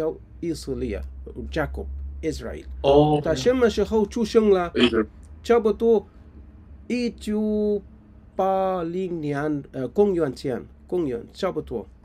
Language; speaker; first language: Chinese; non-native, fluent; Arabic